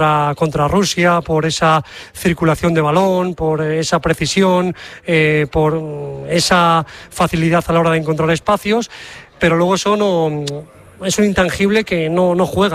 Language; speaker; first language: Spanish; native; Spanish